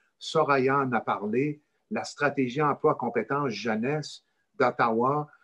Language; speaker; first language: French; native; French